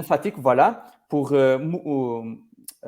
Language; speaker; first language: French; non-native, learner; Portuguese